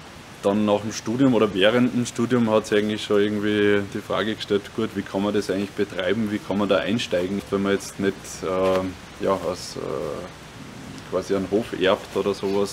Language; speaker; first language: German; native; German